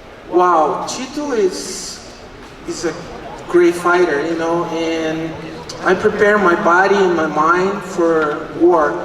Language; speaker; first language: English; non-native, learner; Portuguese